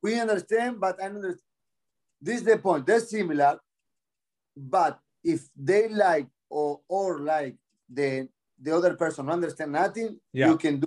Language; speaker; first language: English; non-native, learner; Spanish